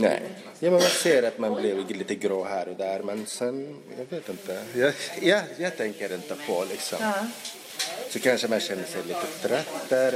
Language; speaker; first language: Swedish; non-native, local second language; Arabic